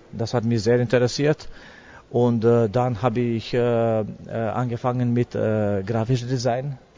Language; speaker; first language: German; non-native, learner; Albanian